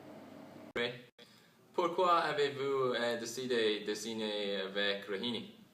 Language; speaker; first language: French; non-native, learner; English